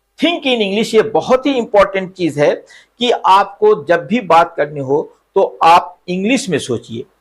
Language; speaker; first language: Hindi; native; Hindi